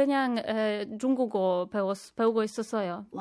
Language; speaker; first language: Korean; non-native, fluent; Polish